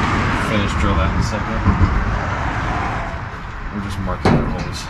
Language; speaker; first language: English; native; English